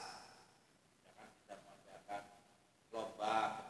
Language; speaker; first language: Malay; non-native, local second language; Javanese